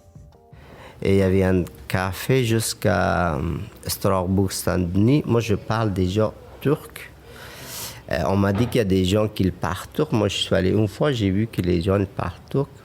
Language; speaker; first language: French; non-native, fluent; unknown